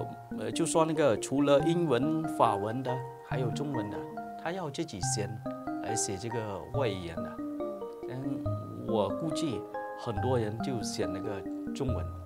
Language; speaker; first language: Chinese; early bilingual, heritage; Chinese